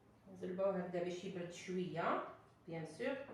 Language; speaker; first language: Arabic; native; Arabic